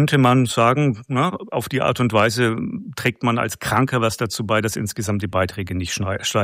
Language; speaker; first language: German; native; German